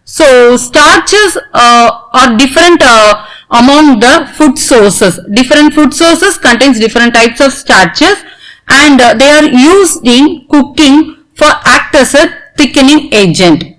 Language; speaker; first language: English; non-native, local second language; Tamil